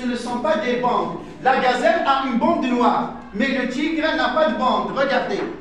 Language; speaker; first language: French; non-native, fluent; Arabic